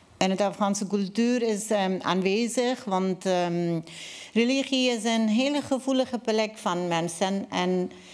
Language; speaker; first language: Dutch; non-native, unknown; Persian